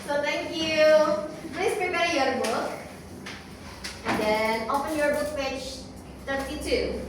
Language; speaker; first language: English; non-native, fluent; Indonesian